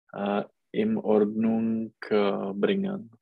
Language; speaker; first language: German; non-native, learner; Czech